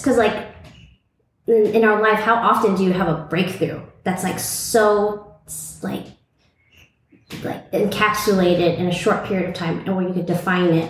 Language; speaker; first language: English; native; English